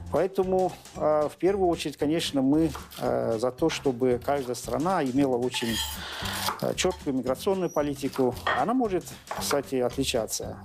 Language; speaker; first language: Russian; non-native, local second language; Azerbaijani